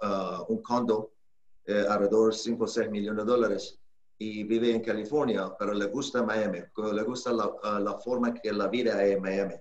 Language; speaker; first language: Spanish; non-native, learner; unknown